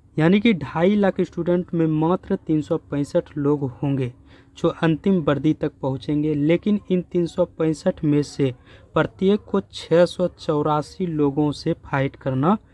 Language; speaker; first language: Hindi; native; Hindi